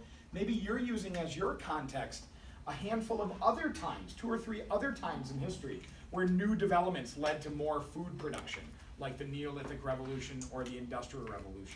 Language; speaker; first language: English; native; English